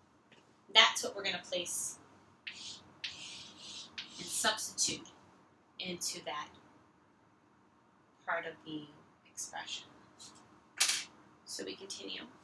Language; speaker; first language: English; native; English